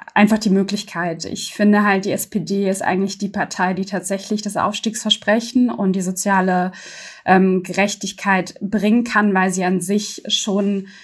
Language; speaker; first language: German; native; German